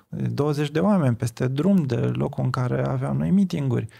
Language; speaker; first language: Romanian; native; Romanian